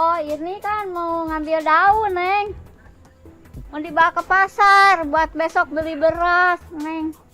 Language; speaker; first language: Indonesian; native; Indonesian